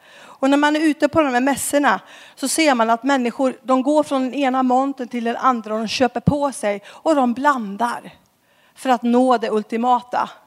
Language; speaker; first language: Swedish; native; Swedish